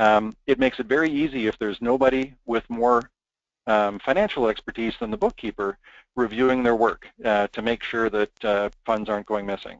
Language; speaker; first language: English; native; English